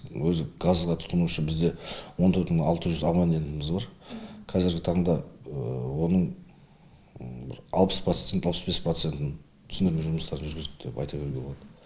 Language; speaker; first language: Kazakh; native; Kazakh